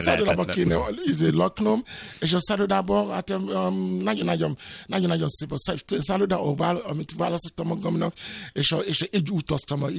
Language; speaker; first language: Hungarian; non-native, fluent; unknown